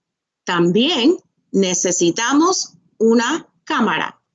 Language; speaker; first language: Spanish; non-native, fluent; English